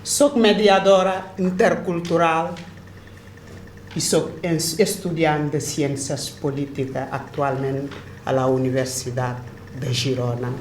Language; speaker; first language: Catalan; non-native, fluent; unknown